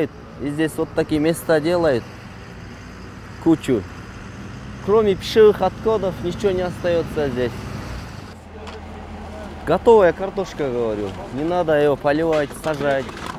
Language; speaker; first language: Russian; non-native, local second language; Kyrgyz